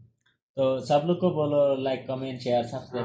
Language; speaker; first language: Hindi; non-native, local second language; Bangla